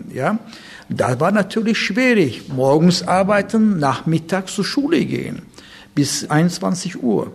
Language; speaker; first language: German; non-native, fluent; Turkish